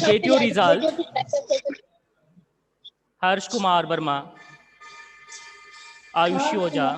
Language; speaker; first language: English; non-native, local second language; Hindi